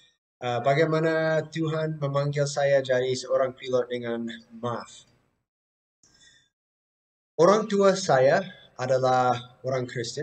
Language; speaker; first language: Indonesian; non-native, fluent; English